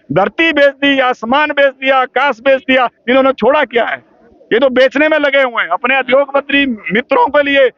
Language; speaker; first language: Hindi; native; Hindi